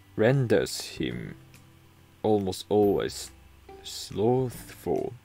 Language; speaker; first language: English; non-native, fluent; Japanese